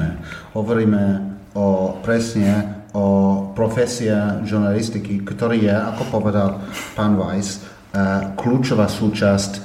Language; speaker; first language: Slovak; non-native, fluent; English